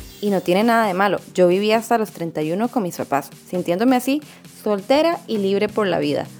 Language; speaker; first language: Spanish; native; Spanish